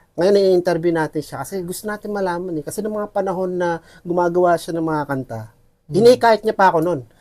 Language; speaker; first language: Filipino; non-native, local second language; Waray